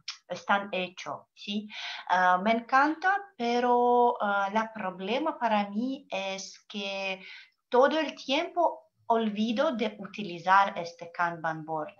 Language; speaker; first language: Spanish; non-native, learner; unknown